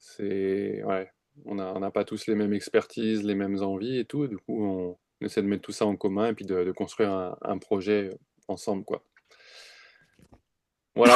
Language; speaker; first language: French; native; French